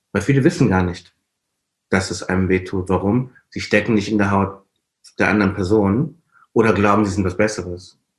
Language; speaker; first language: German; non-native, fluent; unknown